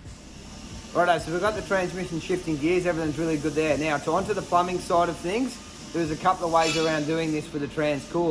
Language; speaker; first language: English; native; English